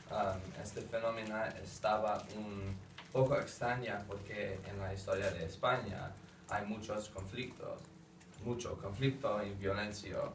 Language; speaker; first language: Spanish; non-native, learner; English